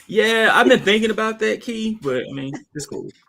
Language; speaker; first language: English; native; English